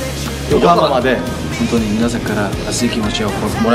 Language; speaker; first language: Japanese; non-native, fluent; Korean